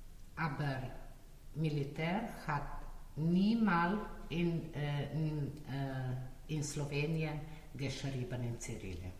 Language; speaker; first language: German; non-native, learner; Slovenian